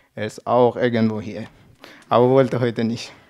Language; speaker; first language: German; non-native, learner; Persian